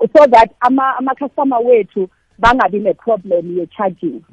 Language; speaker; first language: South Ndebele; non-native, local second language; Venda